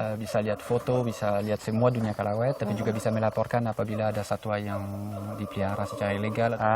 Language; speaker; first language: Indonesian; non-native, fluent; French